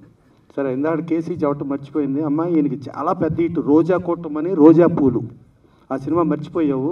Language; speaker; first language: Telugu; native; Telugu